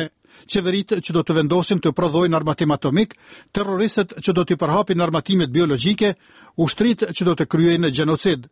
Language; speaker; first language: Albanian; native; Albanian